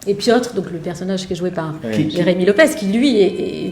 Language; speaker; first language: French; native; French